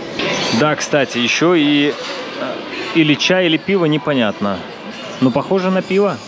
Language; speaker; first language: Russian; native; Russian